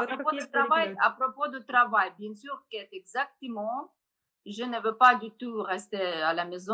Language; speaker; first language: French; non-native, learner; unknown